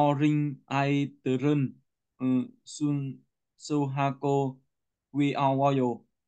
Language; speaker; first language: Korean; non-native, learner; Vietnamese